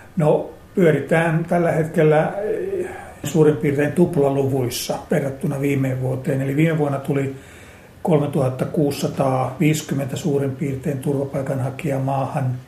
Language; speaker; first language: Finnish; native; Finnish